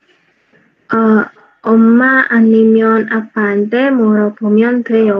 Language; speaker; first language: Korean; non-native, learner; Indonesian